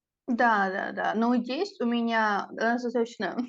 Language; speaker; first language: Russian; non-native, fluent; Czech